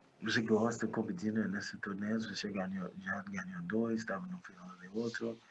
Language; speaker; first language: Portuguese; non-native, learner; English